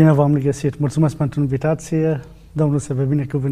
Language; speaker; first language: Romanian; non-native, fluent; Arabic